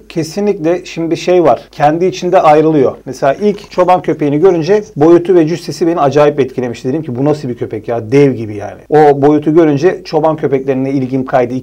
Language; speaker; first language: Turkish; early bilingual, heritage; Turkish